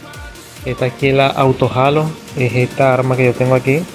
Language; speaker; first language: Spanish; non-native, fluent; Portuguese